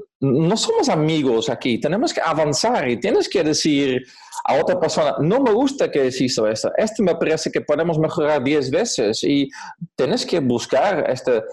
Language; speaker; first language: Spanish; non-native, fluent; Dutch